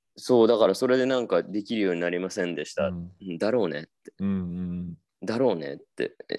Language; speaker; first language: Japanese; native; Japanese